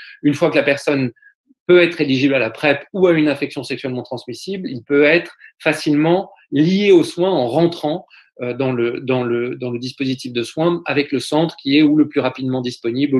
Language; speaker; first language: French; native; French